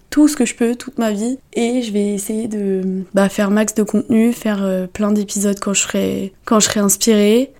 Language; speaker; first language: French; native; French